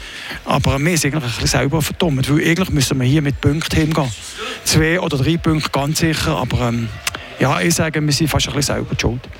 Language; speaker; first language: German; native; German